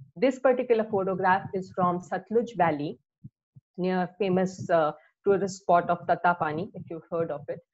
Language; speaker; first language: English; non-native, local second language; Hindi